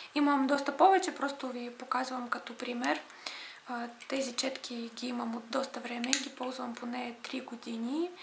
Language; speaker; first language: Bulgarian; non-native, fluent; Russian